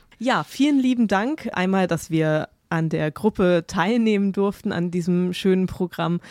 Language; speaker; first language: German; native; German